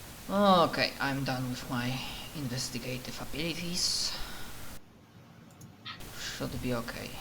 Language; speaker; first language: English; non-native, fluent; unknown